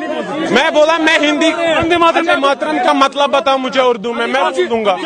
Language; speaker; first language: Hindi; non-native, local second language; Kashmiri